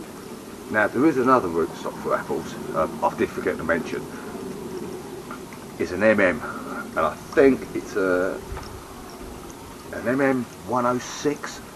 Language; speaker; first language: English; native; English